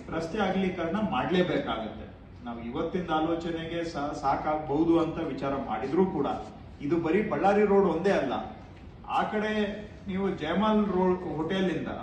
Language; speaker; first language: Kannada; native; Kannada